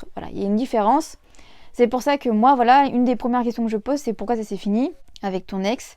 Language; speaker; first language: French; native; French